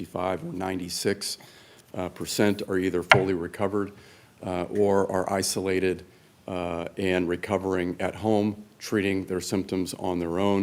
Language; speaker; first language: English; native; English